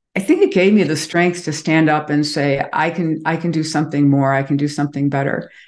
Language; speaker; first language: English; native; English